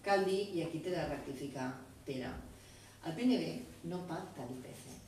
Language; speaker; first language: Catalan; non-native, local second language; Spanish